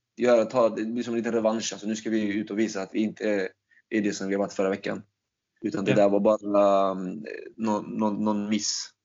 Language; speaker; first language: Swedish; early bilingual, other home language; Turkish